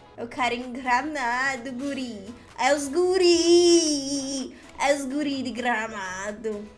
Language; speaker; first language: Portuguese; native; Portuguese